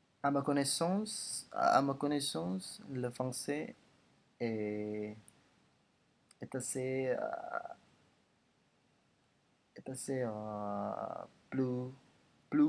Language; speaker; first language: French; non-native, learner; Indonesian